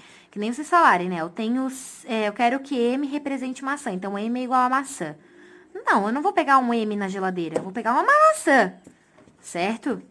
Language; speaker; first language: Portuguese; native; Portuguese